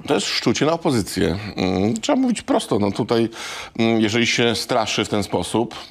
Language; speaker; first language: Polish; native; Polish